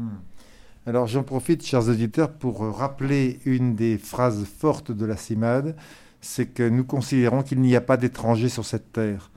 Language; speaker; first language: French; native; French